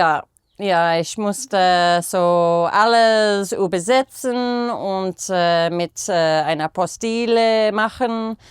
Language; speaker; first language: German; non-native, learner; English